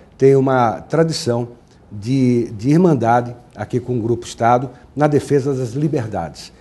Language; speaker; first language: Portuguese; native; Portuguese